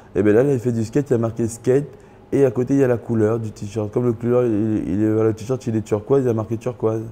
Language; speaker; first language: French; early bilingual, other home language; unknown